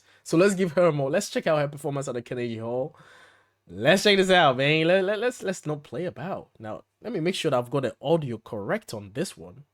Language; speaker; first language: English; native; English